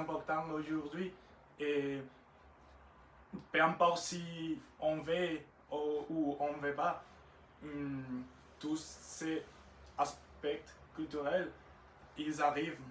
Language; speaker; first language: French; non-native, learner; Spanish